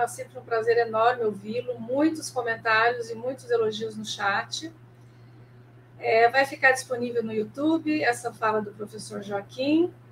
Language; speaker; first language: Portuguese; native; Portuguese